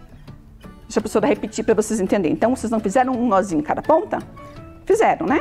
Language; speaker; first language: Portuguese; native; Portuguese